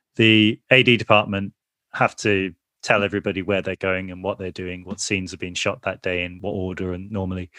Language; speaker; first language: English; native; English